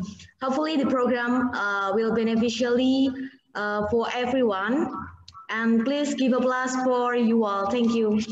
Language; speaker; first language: English; non-native, learner; Indonesian